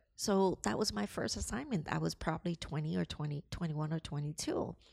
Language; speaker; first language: English; non-native, local second language; Cantonese